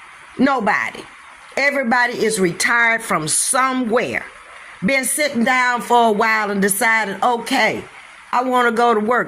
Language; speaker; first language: English; native; English